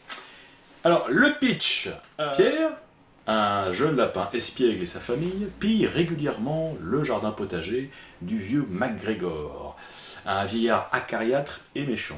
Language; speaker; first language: French; native; French